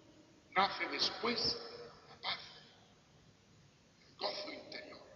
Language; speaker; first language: Spanish; native; Spanish